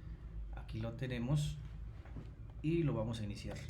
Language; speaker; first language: Spanish; native; Spanish